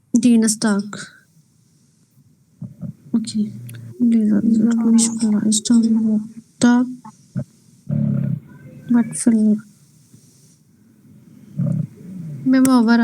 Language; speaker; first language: German; non-native, learner; Hindi